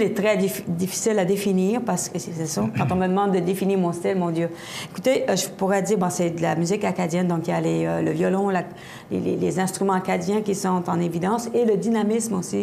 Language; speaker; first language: French; native; French